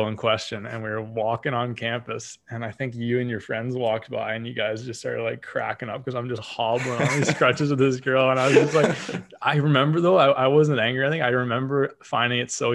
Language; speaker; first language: English; native; English